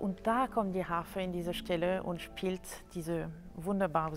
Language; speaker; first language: German; non-native, fluent; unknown